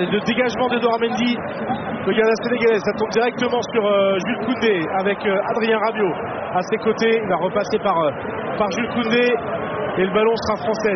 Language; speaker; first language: French; native; French